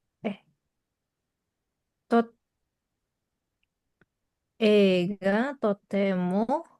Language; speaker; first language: Japanese; non-native, learner; Indonesian